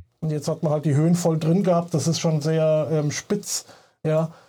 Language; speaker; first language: German; native; German